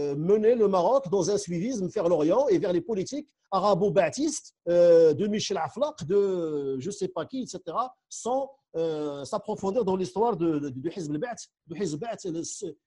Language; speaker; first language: French; non-native, local second language; Central Atlas Tamazight